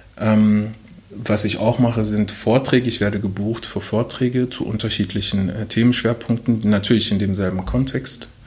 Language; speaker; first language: German; early bilingual, other home language; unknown